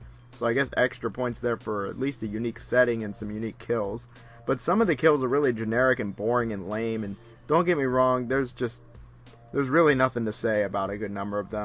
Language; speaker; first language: English; native; English